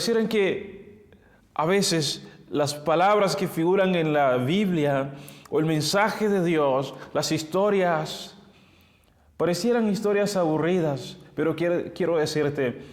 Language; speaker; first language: Spanish; native; Spanish